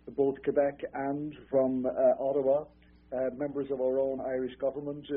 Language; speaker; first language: English; native; English